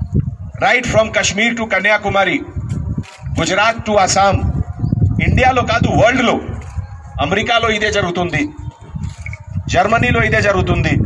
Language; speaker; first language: Telugu; non-native, fluent; Hindi